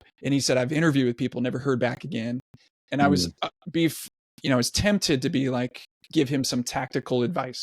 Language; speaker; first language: English; native; English